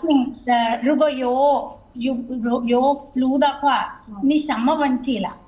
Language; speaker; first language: Chinese; non-native, learner; Telugu